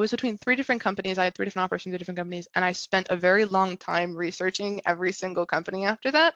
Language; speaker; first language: English; native; English